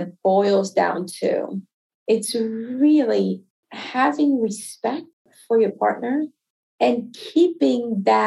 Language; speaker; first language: English; non-native, fluent; Portuguese